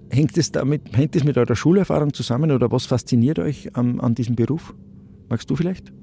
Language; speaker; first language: German; native; German